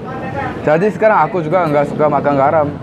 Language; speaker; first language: Indonesian; non-native, fluent; Korean